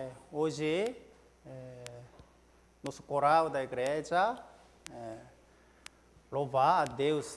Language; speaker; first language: Portuguese; non-native, learner; Korean